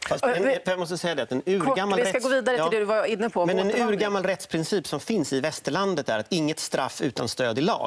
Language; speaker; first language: Swedish; native; Swedish